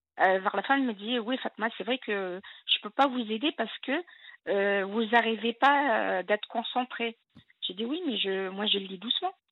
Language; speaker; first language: French; non-native, local second language; Arabic